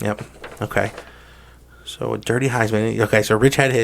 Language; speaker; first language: English; native; English